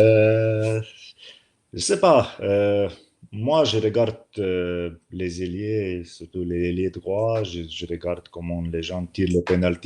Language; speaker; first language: French; non-native, learner; Slovenian